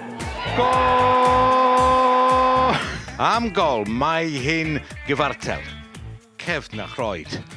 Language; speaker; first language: Welsh; non-native, learner; English